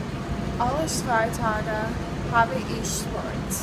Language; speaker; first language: German; non-native, learner; English